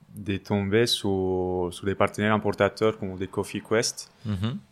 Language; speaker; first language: French; non-native, fluent; Spanish